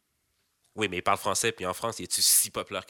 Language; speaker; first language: French; native; French